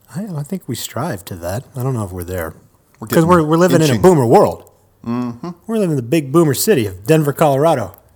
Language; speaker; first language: English; native; English